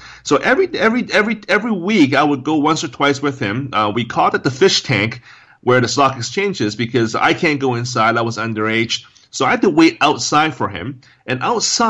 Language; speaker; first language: English; non-native, local second language; Cantonese